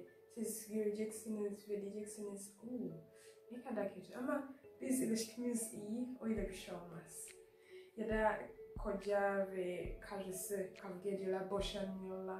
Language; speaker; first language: Turkish; non-native, fluent; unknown